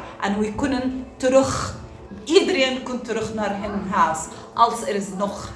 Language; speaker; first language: Dutch; non-native, learner; Arabic